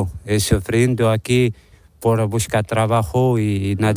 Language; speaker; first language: Spanish; non-native, learner; Arabic